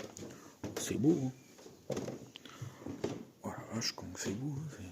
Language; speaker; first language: French; native; French